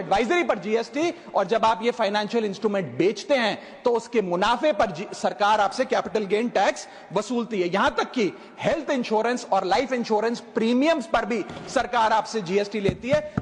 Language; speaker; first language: Hindi; native; Hindi